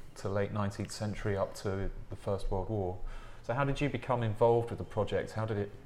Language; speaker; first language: English; native; English